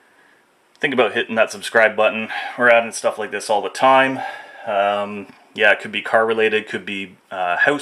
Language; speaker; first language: English; native; English